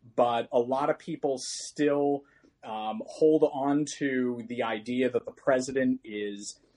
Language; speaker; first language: English; native; English